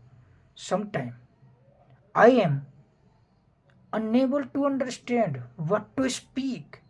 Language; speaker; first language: English; non-native, fluent; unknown